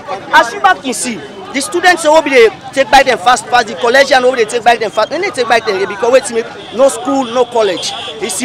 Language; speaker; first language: English; non-native, local second language; Krio